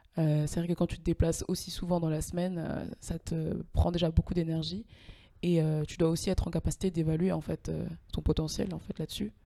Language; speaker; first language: French; native; French